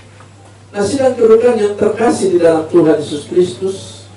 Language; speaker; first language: Indonesian; native; Indonesian